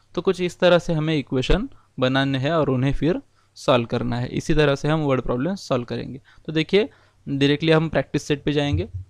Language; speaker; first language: Hindi; non-native, local second language; Marathi